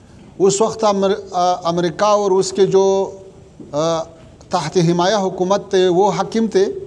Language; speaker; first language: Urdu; non-native, learner; Pashto